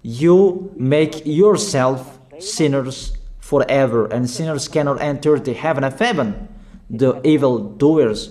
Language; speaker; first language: English; non-native, fluent; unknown